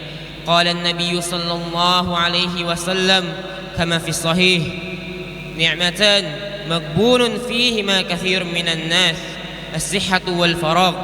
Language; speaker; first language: Arabic; non-native, learner; Indonesian